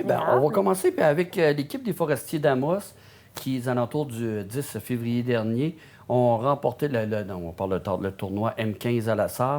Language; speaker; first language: French; native; French